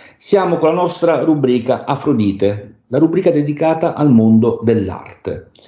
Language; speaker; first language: Italian; native; Italian